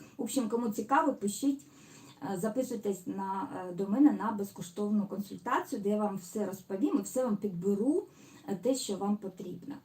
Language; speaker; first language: Ukrainian; non-native, local second language; Russian